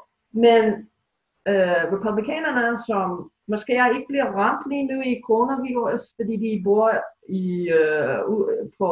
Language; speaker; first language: Danish; non-native, fluent; English